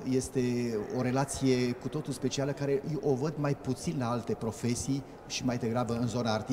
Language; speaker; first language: Romanian; native; Romanian